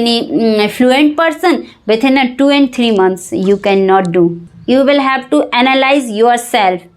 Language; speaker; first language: English; non-native, learner; Hindi